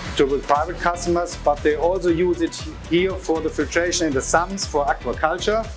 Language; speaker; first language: English; non-native, fluent; German